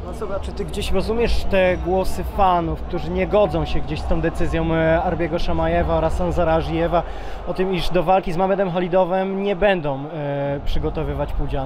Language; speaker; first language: Polish; native; Polish